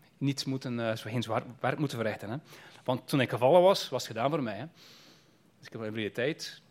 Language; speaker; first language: Dutch; native; Dutch